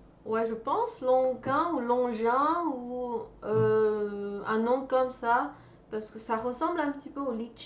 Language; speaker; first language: French; non-native, fluent; Chinese